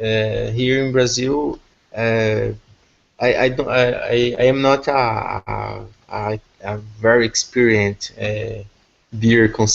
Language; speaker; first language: English; non-native, learner; Portuguese